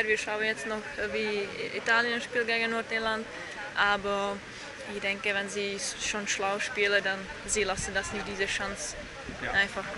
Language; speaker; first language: German; non-native, learner; Czech